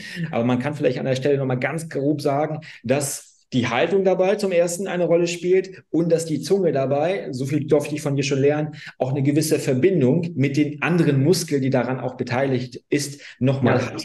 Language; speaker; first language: German; native; German